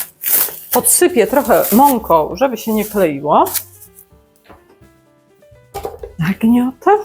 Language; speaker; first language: Polish; native; Polish